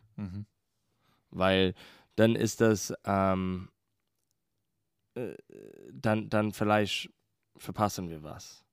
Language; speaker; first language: German; non-native, fluent; English